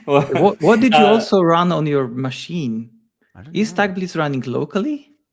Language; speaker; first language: English; non-native, fluent; Polish